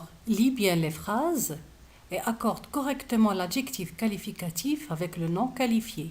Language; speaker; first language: French; non-native, local second language; Arabic